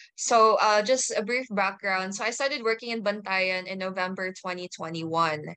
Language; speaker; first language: English; native; English